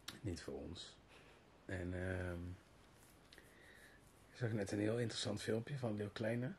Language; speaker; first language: Dutch; native; Dutch